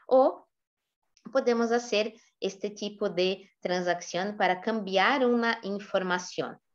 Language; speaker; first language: Spanish; non-native, fluent; Portuguese